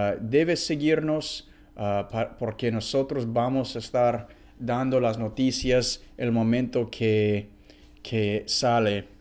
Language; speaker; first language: Spanish; non-native, fluent; English